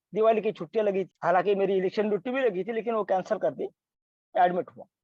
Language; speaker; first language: Hindi; non-native, local second language; Marathi